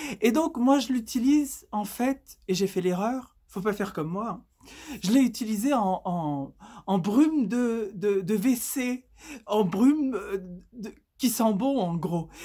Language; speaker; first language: French; native; French